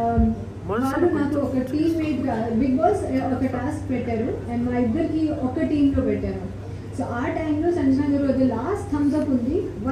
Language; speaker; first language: Telugu; non-native, learner; Hindi